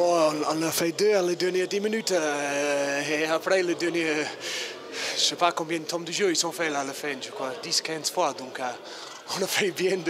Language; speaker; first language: French; non-native, fluent; English